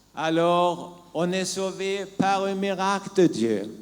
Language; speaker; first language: French; non-native, learner; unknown